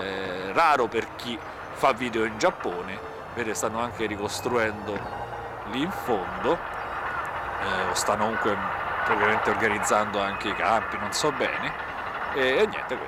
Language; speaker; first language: Italian; native; Italian